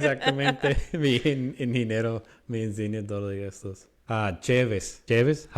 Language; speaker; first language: Spanish; non-native, fluent; English